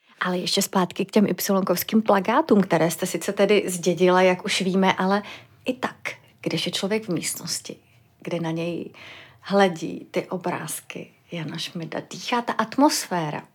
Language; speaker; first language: Czech; native; Czech